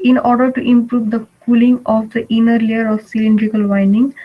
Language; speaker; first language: English; non-native, local second language; Nepali